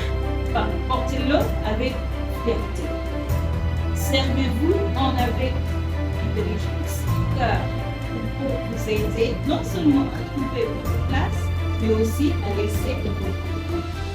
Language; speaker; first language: French; non-native, fluent; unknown